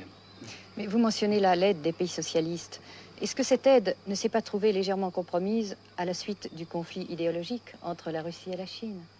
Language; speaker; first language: French; native; French